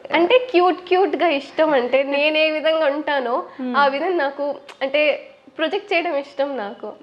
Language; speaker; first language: Telugu; non-native, local second language; Bangla